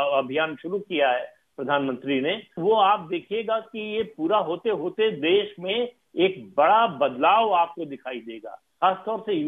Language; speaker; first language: Hindi; native; Hindi